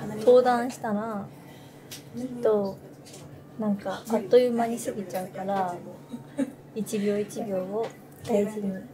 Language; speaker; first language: Japanese; native; Japanese